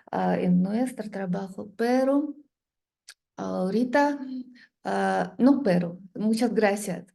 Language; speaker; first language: Spanish; non-native, learner; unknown